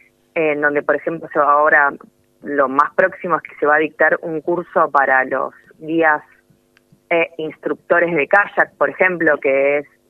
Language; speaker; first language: Spanish; native; Spanish